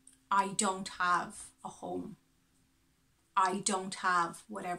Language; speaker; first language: English; native; English